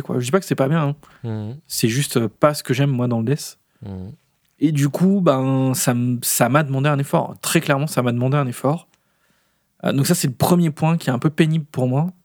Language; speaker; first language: French; native; French